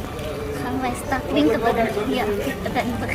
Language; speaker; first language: Dutch; non-native, learner; Thai